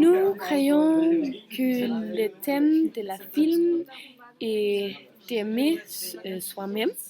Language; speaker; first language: French; non-native, learner; Danish